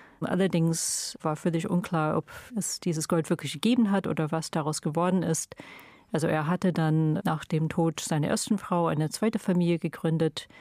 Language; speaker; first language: German; non-native, fluent; English